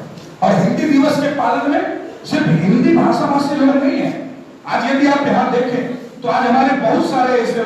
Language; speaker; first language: Hindi; native; Hindi